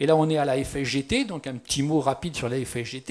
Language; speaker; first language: French; native; French